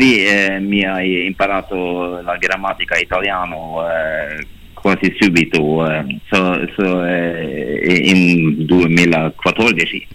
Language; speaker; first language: Italian; non-native, learner; Norwegian